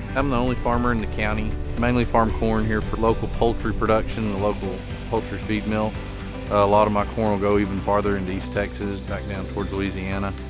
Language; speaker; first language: English; native; English